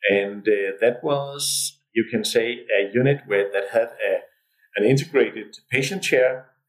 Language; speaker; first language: English; non-native, fluent; Danish